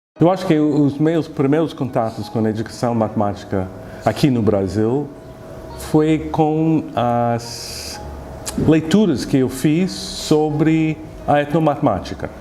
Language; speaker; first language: Portuguese; non-native, fluent; English